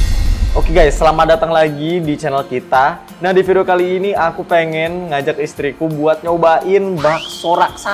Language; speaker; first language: Indonesian; native; Indonesian